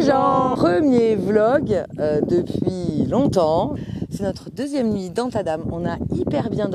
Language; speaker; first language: French; native; French